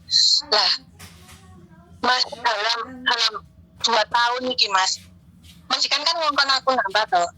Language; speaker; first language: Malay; non-native, local second language; Javanese